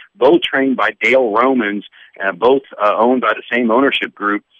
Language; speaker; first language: English; native; English